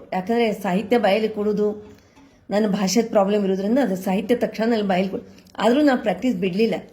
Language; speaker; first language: Kannada; non-native, local second language; Marathi